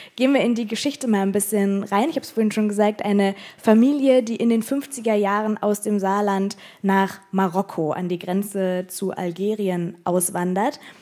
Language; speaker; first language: German; early bilingual, other home language; Arabic